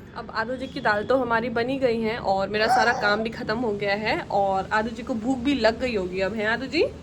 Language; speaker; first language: Hindi; native; Hindi